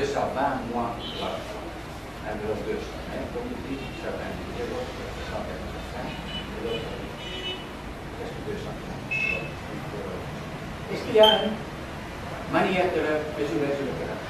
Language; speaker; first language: French; non-native, learner; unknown